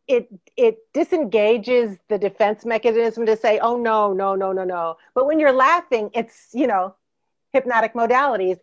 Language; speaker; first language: English; native; English